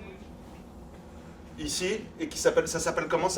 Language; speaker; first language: French; native; French